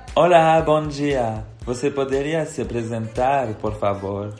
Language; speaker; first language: Portuguese; non-native, fluent; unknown